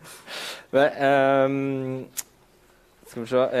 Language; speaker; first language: Norwegian; native; Norwegian